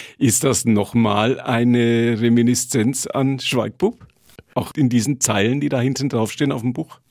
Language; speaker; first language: German; native; German